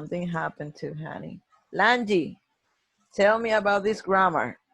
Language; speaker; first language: English; non-native, fluent; Spanish